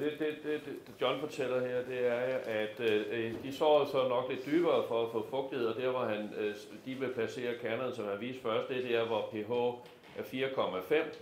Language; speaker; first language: Danish; native; Danish